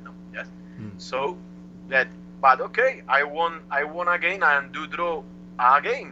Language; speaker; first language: English; non-native, learner; Spanish